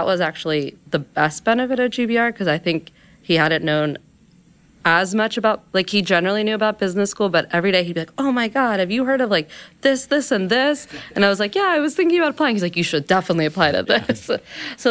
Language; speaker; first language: English; native; English